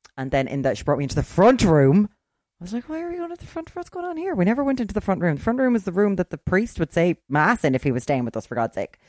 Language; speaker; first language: English; native; English